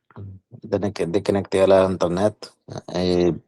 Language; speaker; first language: French; non-native, learner; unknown